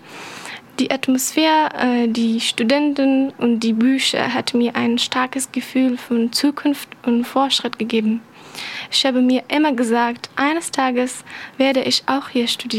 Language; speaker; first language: German; non-native, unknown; Persian